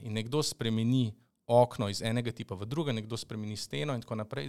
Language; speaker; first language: Slovenian; native; Slovenian